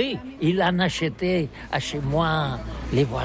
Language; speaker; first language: French; non-native, learner; Catalan